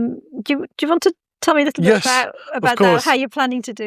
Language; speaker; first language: English; native; English